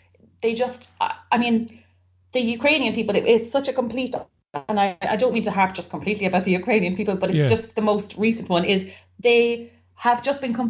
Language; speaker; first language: English; native; English